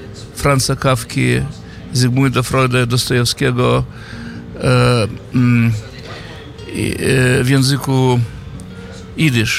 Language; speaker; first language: Polish; non-native, fluent; Yiddish